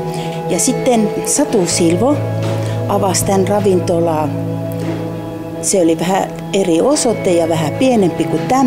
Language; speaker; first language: Finnish; non-native, fluent; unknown